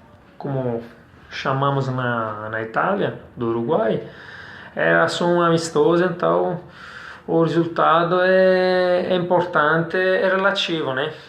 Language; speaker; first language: Portuguese; non-native, fluent; Italian